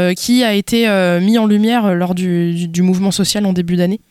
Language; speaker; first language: French; native; French